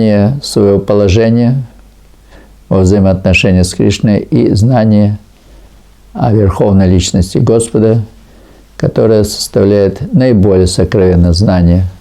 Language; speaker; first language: Russian; native; Russian